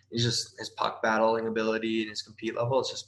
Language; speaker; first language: English; native; English